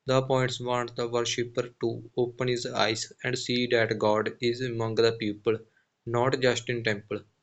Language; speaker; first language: English; non-native, local second language; Punjabi